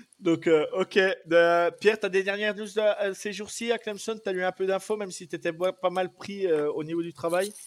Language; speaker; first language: French; native; French